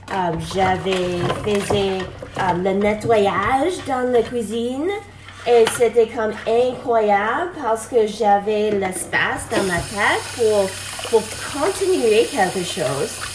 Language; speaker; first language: French; non-native, learner; English